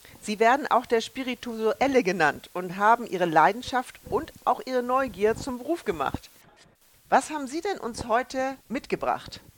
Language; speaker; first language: German; native; German